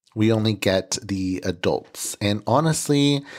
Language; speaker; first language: English; native; English